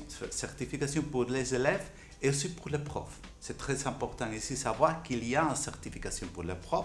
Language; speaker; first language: French; non-native, fluent; Spanish